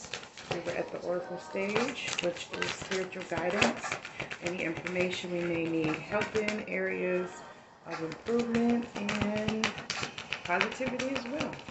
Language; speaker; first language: English; native; English